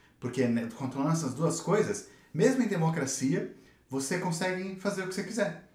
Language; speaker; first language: Portuguese; native; Portuguese